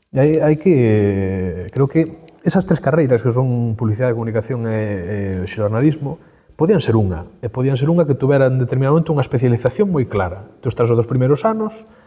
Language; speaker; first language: Galician; native; Galician